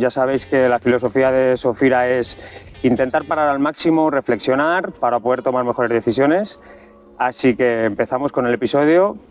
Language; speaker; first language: Spanish; native; Spanish